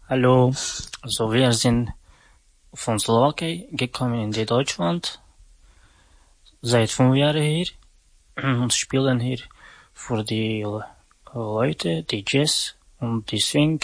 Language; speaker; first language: German; non-native, learner; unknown